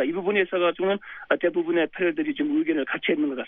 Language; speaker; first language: Korean; native; Korean